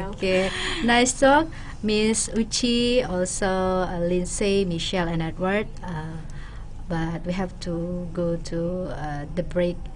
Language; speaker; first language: English; non-native, local second language; Indonesian